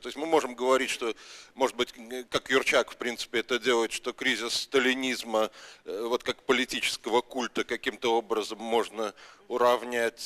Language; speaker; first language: Russian; native; Russian